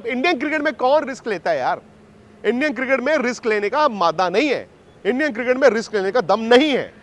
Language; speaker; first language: Hindi; native; Hindi